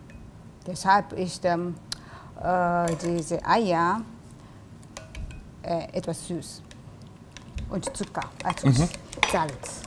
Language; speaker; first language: German; non-native, learner; Japanese